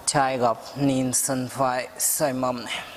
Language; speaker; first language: Vietnamese; non-native, learner; Hindi